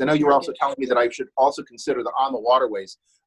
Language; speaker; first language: English; non-native, fluent; German